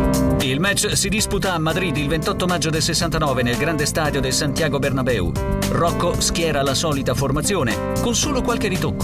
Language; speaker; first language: Italian; native; Italian